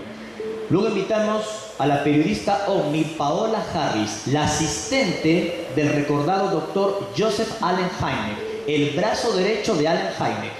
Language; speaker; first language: Spanish; native; Spanish